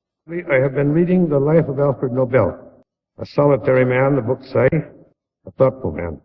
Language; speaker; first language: English; native; English